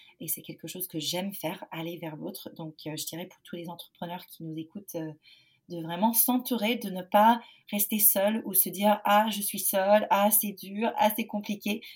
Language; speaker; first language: French; non-native, fluent; English